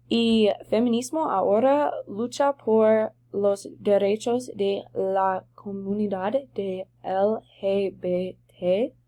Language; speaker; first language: Spanish; non-native, learner; English